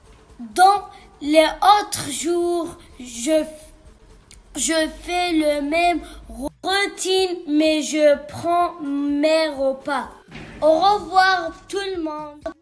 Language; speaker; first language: French; non-native, learner; Arabic